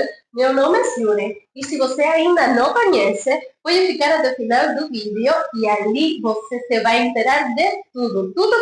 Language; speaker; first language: Portuguese; non-native, learner; Spanish